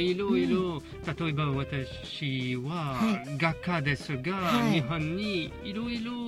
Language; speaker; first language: Japanese; non-native, fluent; French